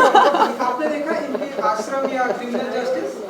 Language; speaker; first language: Hindi; native; Hindi